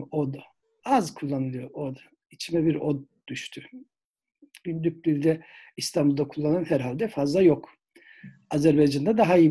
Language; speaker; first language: Turkish; native; Turkish